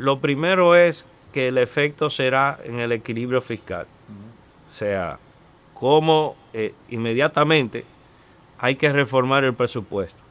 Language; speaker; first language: Spanish; native; Spanish